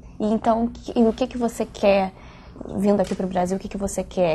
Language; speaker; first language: Portuguese; native; Portuguese